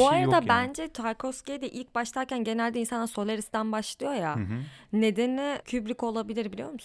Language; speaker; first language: Turkish; native; Turkish